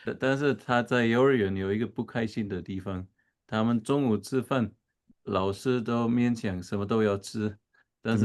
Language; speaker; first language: Chinese; non-native, fluent; German